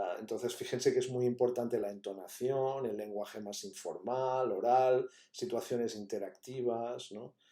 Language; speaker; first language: Spanish; non-native, local second language; Catalan